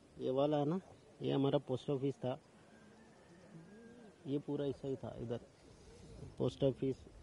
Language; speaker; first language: Hindi; non-native, local second language; Malayalam